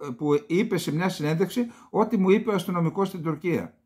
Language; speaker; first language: Greek; native; Greek